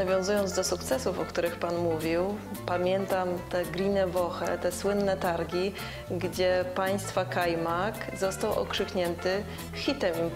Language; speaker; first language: Polish; native; Polish